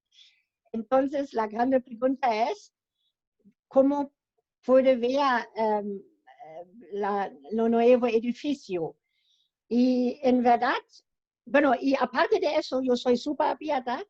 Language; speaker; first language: Spanish; non-native, fluent; German